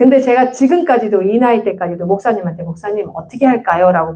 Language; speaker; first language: Korean; native; Korean